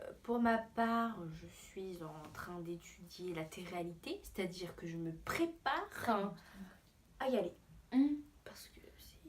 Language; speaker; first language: French; native; French